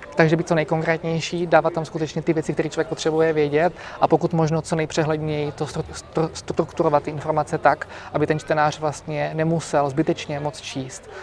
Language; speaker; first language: Czech; native; Czech